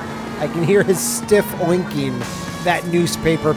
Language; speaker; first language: English; native; English